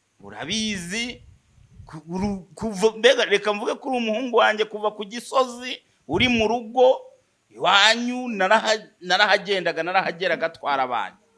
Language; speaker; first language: Kinyarwanda; native; Kinyarwanda